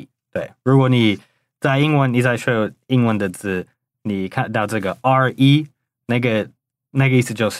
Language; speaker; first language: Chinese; non-native, fluent; English